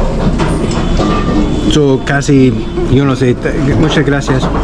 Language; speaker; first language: Spanish; non-native, learner; English